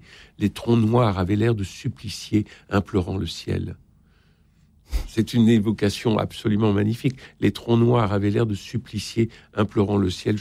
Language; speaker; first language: French; native; French